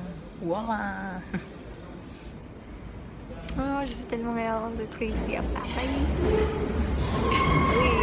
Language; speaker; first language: French; non-native, learner; Spanish